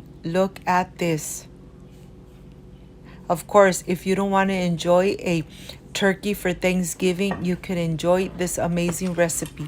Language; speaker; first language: English; non-native, fluent; Spanish